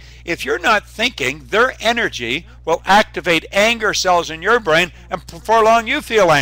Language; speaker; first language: English; native; English